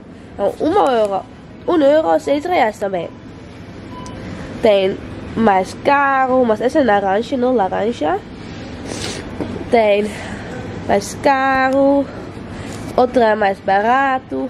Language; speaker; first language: Portuguese; non-native, learner; Dutch